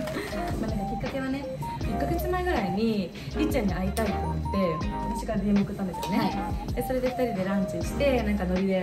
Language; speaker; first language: Japanese; native; Japanese